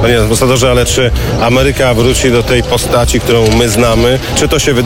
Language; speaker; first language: Polish; native; Polish